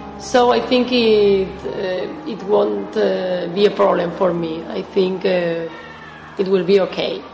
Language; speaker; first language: English; non-native, fluent; Spanish